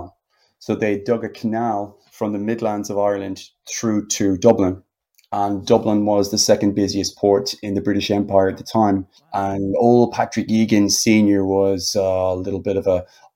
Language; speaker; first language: English; native; English